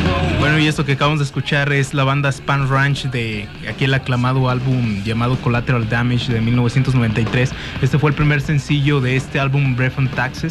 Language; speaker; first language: Spanish; native; Spanish